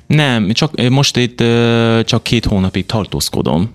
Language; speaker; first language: Hungarian; non-native, fluent; Japanese